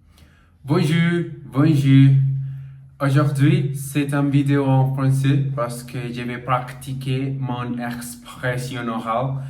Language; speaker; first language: French; non-native, learner; Portuguese